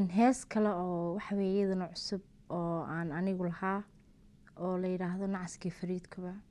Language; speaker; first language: Somali; early bilingual, heritage; Somali